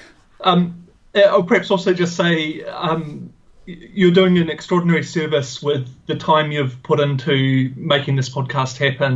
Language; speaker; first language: English; native; English